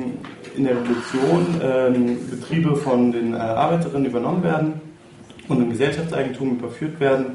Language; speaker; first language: German; native; German